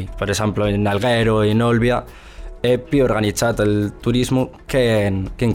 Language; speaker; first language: Italian; non-native, learner; Spanish